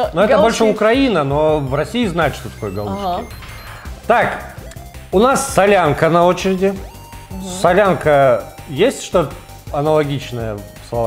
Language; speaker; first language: Russian; native; Russian